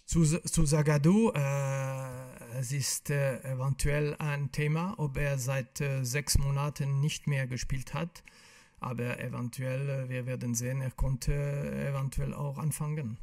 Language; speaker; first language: German; non-native, local second language; French